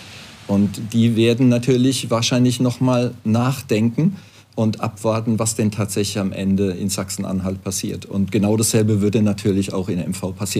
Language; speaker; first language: German; native; German